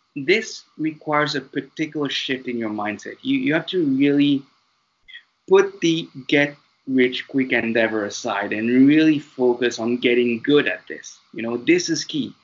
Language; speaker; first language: English; non-native, fluent; French